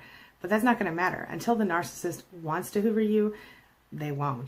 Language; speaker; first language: English; native; English